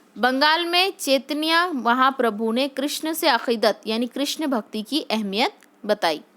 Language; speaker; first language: Urdu; native; Urdu